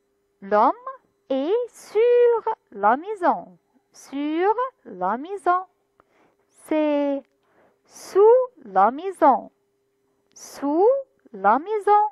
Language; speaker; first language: French; non-native, fluent; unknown